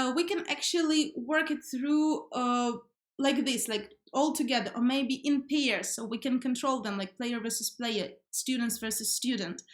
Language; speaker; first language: English; non-native, fluent; Ukrainian